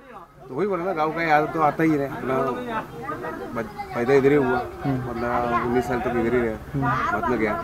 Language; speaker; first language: Hindi; non-native, local second language; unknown